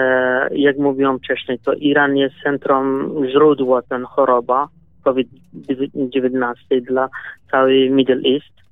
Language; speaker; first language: Polish; non-native, learner; Kurdish